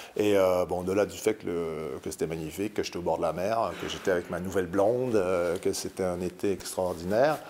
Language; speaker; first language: French; native; French